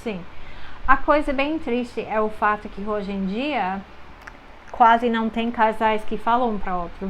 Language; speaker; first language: Portuguese; non-native, fluent; English